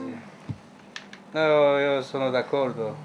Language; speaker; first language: Italian; non-native, learner; Korean